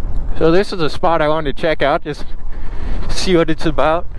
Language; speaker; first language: English; native; English